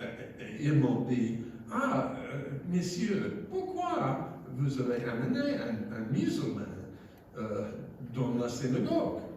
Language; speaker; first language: French; non-native, fluent; English